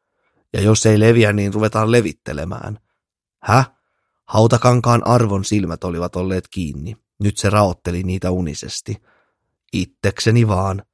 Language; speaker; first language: Finnish; native; Finnish